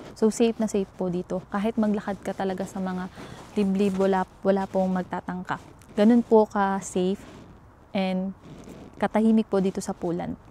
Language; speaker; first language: Filipino; native; Filipino